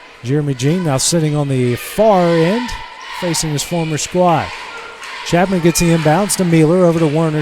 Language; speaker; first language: English; native; English